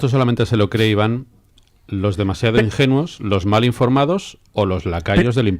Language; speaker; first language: Spanish; native; Spanish